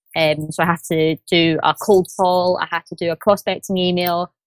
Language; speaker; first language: English; native; English